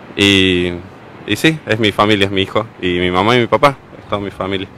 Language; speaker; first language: Spanish; native; Spanish